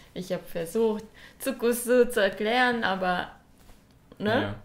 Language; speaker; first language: German; non-native, learner; Japanese